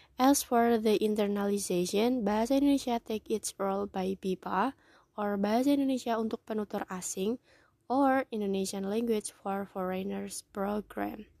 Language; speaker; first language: English; non-native, fluent; Indonesian